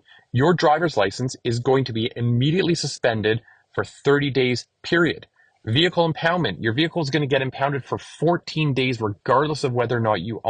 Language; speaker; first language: English; native; English